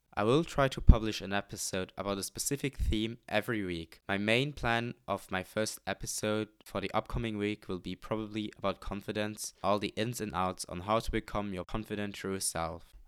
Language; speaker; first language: English; non-native, fluent; Luxembourgish